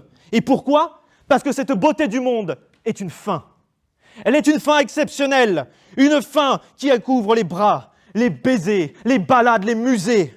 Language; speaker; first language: French; native; French